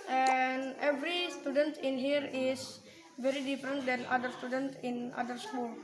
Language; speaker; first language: English; non-native, learner; Indonesian